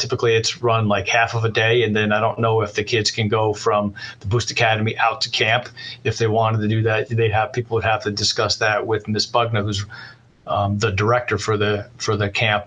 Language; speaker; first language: English; native; English